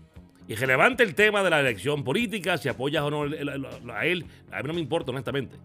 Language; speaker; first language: Spanish; native; Spanish